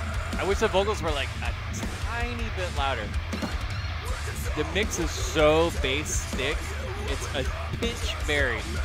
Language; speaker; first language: English; native; English